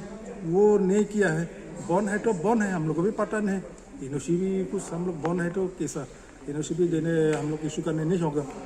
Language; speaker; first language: Hindi; non-native, local second language; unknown